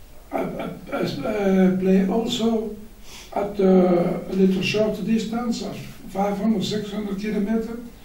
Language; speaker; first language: English; non-native, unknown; Dutch